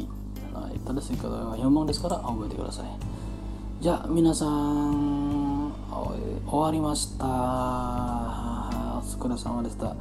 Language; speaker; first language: Japanese; non-native, fluent; Indonesian